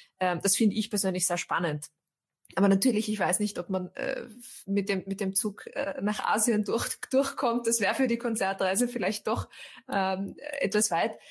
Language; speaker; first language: German; native; German